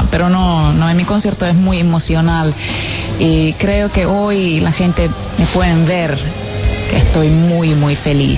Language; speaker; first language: Spanish; non-native, fluent; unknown